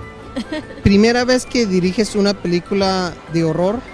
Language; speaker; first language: Spanish; native; Spanish